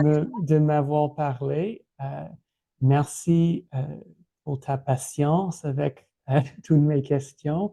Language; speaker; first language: French; non-native, fluent; English